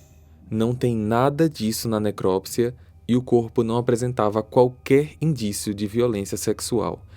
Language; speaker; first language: Portuguese; native; Portuguese